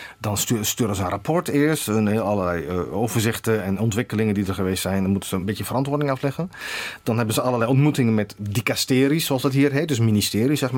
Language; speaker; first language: Dutch; native; Dutch